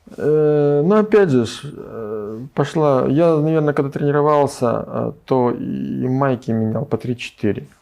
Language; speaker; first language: Russian; native; Russian